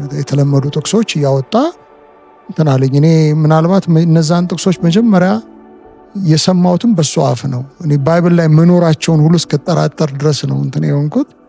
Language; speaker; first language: Amharic; native; Amharic